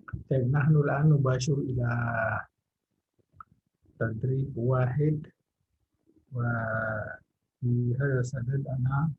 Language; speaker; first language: Arabic; non-native, fluent; Indonesian